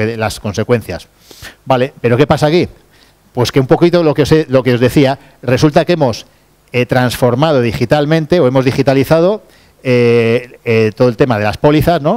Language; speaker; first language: Spanish; native; Spanish